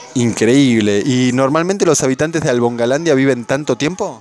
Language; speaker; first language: Spanish; native; Spanish